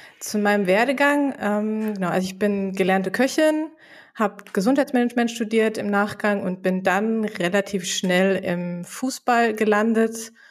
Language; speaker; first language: German; native; German